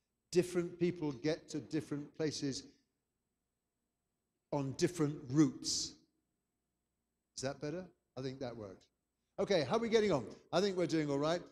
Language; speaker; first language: English; native; English